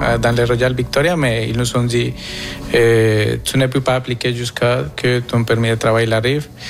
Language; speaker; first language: French; non-native, fluent; Spanish